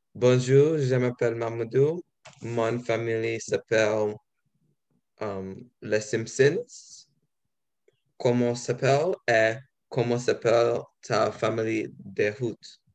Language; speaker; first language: French; non-native, learner; English